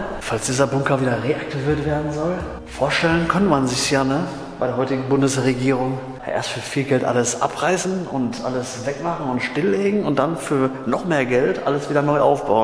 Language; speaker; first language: German; native; German